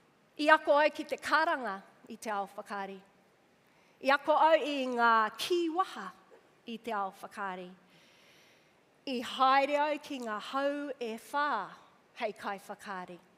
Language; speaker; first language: Māori; non-native, local second language; English